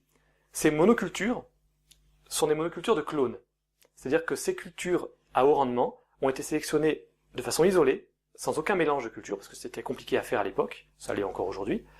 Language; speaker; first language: French; native; French